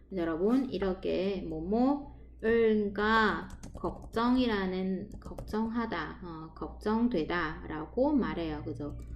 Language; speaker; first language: Korean; non-native, fluent; Vietnamese